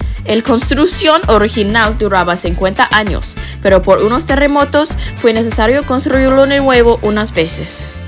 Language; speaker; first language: Spanish; non-native, learner; English